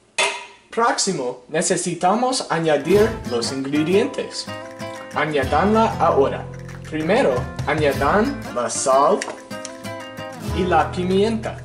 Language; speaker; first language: Spanish; non-native, learner; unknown